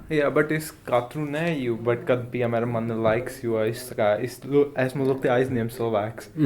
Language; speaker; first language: Latvian; non-native, fluent; Hindi